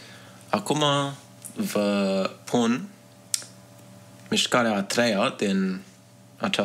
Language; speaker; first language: Romanian; early bilingual, heritage; Romanian